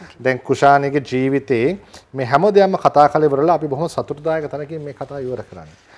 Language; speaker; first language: Sinhala; native; Sinhala